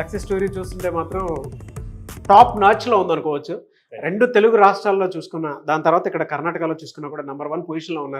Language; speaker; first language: Telugu; native; Telugu